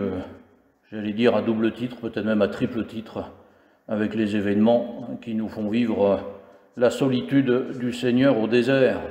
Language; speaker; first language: French; native; French